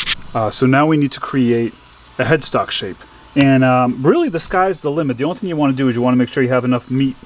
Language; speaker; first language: English; native; English